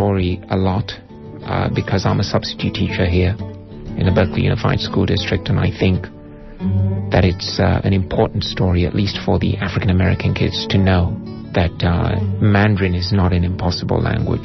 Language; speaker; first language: English; non-native, local second language; Ganda